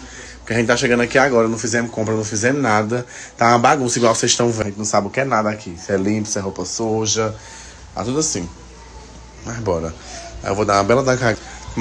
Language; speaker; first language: Portuguese; native; Portuguese